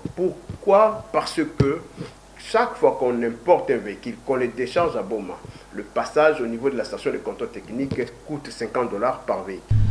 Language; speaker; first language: French; non-native, local second language; Kongo